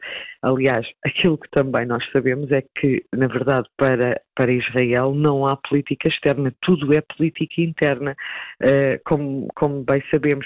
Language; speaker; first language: Portuguese; native; Portuguese